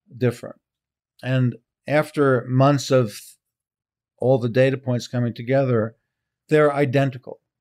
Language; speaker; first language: English; early bilingual, heritage; Hebrew